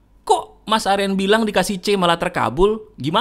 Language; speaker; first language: Indonesian; native; Indonesian